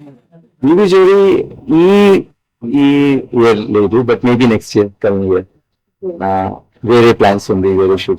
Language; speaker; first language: Telugu; non-native, learner; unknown